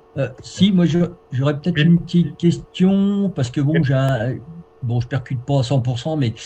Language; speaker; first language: French; native; French